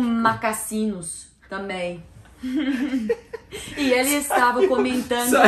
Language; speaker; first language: Portuguese; non-native, learner; English